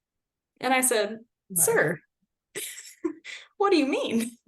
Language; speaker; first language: English; native; English